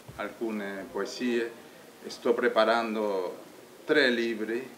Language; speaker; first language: Italian; non-native, learner; Spanish